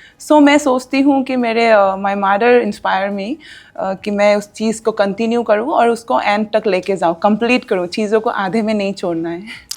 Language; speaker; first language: Hindi; non-native, local second language; Assamese